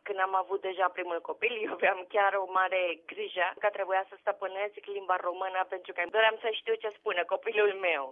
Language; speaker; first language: Romanian; non-native, fluent; Spanish